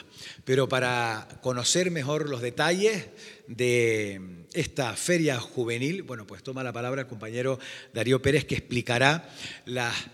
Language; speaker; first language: Spanish; native; Spanish